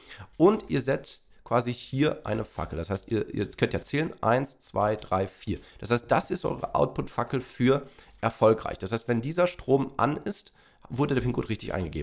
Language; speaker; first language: German; native; German